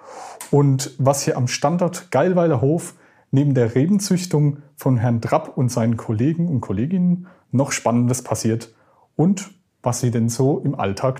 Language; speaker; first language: German; native; German